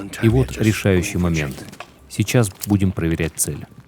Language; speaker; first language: Russian; native; Russian